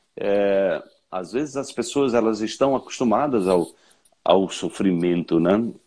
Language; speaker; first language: Portuguese; native; Portuguese